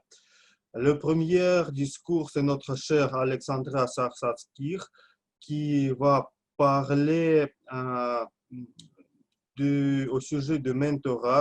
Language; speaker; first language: French; non-native, fluent; Russian